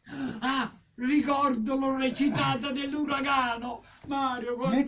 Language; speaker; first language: Italian; native; Italian